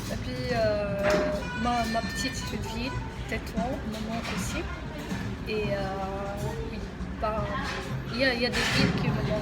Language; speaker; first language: French; non-native, local second language; Arabic